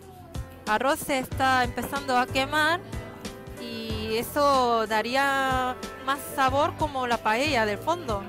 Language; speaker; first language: Spanish; non-native, fluent; Korean